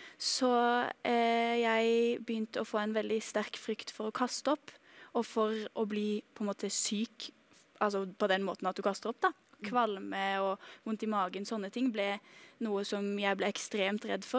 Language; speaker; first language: Norwegian; native; Norwegian